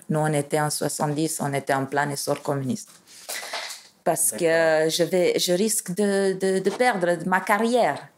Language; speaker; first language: French; non-native, fluent; Romanian